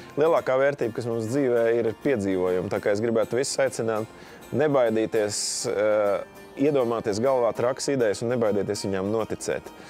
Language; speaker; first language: Latvian; native; Latvian